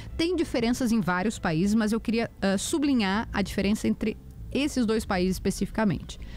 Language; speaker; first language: Portuguese; native; Portuguese